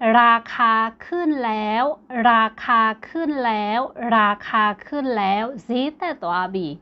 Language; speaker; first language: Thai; non-native, fluent; Burmese